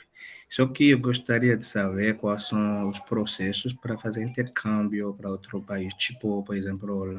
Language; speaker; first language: Portuguese; non-native, fluent; Haitian Creole